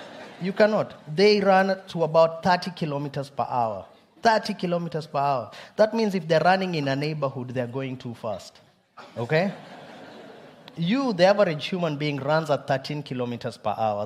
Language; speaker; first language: English; non-native, local second language; Luo (Kenya and Tanzania)